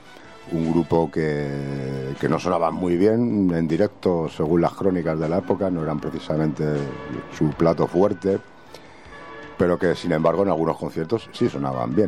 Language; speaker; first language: Spanish; native; Spanish